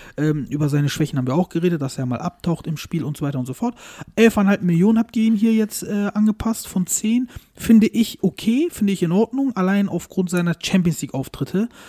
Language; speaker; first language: German; early bilingual, other home language; Turkish